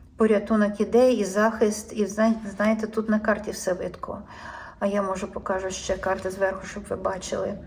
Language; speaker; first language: Ukrainian; native; Ukrainian